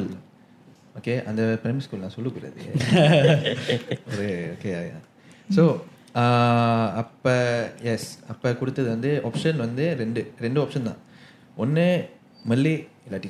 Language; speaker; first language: Tamil; non-native, local second language; English